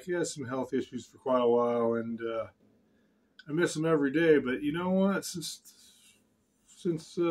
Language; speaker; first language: English; native; English